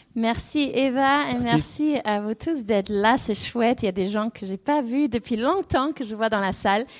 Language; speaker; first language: French; non-native, fluent; English